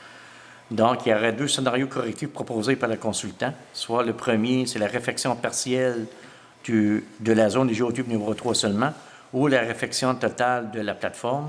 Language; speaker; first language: French; native; French